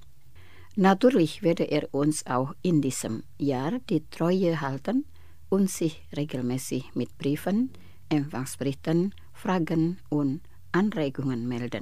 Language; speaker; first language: German; non-native, fluent; Indonesian